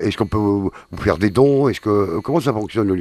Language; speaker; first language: French; native; French